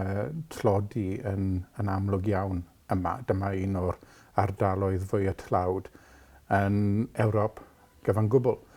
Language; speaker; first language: Welsh; non-native, local second language; English